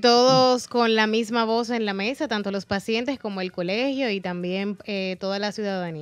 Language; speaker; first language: Spanish; native; Spanish